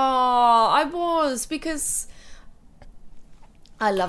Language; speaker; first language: English; native; English